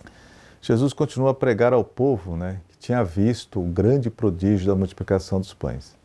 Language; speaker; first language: Portuguese; native; Portuguese